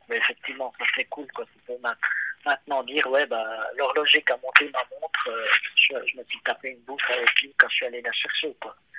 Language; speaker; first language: French; native; French